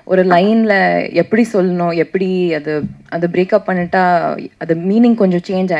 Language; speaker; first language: Tamil; non-native, learner; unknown